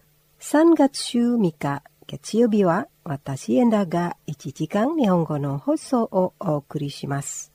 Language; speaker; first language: Japanese; non-native, fluent; Indonesian